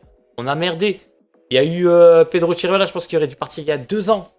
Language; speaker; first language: French; native; French